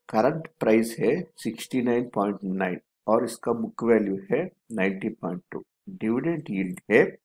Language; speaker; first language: Hindi; non-native, local second language; Telugu